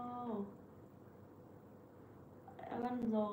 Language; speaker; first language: English; non-native, learner; Vietnamese